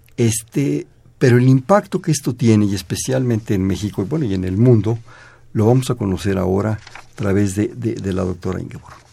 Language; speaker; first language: Spanish; native; Spanish